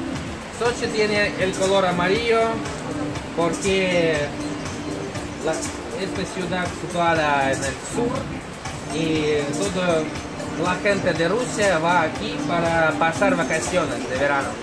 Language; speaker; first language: Spanish; non-native, fluent; Russian